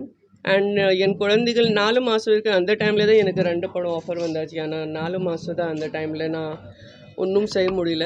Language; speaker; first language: Tamil; non-native, fluent; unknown